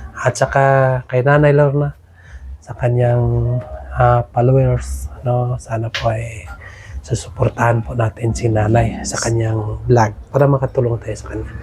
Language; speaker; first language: Filipino; non-native, local second language; Cebuano